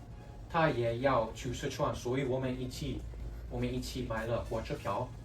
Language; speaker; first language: Chinese; non-native, learner; English